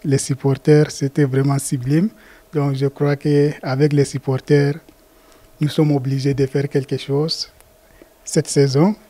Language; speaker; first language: French; non-native, local second language; Fula